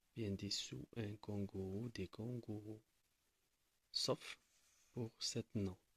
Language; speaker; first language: French; non-native, local second language; Arabic